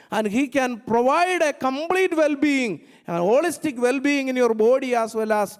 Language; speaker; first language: English; non-native, local second language; Malayalam